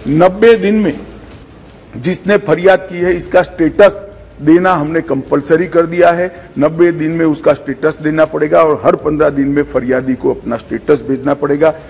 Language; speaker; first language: Hindi; non-native, local second language; Gujarati